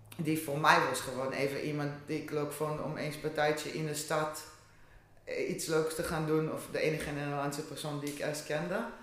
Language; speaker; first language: Dutch; non-native, fluent; Hebrew